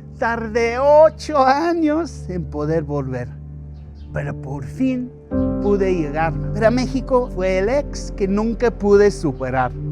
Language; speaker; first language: Spanish; non-native, fluent; English